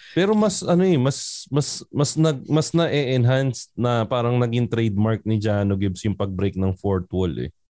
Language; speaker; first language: Filipino; native; Filipino